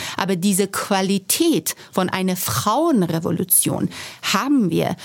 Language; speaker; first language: German; non-native, fluent; Persian